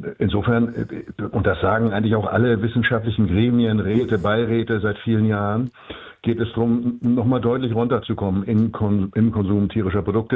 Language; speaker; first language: German; native; German